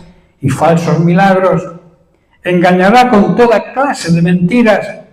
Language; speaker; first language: Spanish; native; Spanish